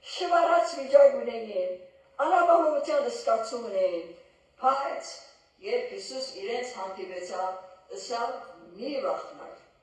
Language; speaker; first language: Armenian; early bilingual, heritage; Armenian